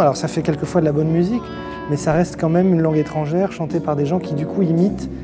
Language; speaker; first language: French; native; French